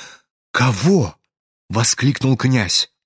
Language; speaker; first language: Russian; native; Russian